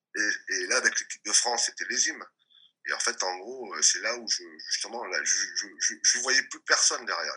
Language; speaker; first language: French; non-native, local second language; Réunion Creole French